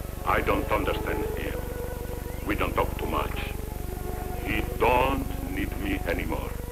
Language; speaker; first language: English; non-native, fluent; Italian